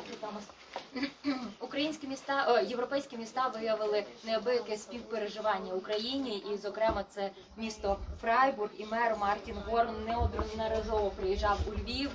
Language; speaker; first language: Ukrainian; native; Ukrainian